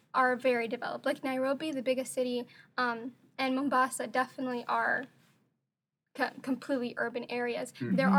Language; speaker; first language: English; non-native, local second language; Somali